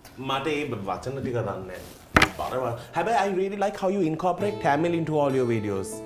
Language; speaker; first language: Sinhala; non-native, local second language; Tamil